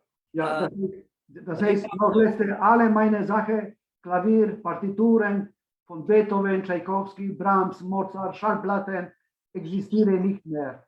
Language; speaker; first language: German; non-native, fluent; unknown